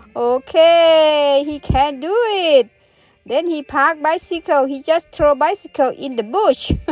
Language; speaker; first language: English; non-native, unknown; Thai